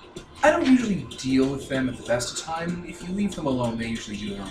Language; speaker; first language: English; native; English